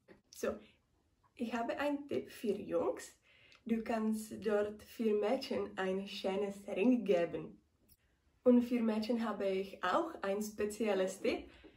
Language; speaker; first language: German; non-native, learner; Czech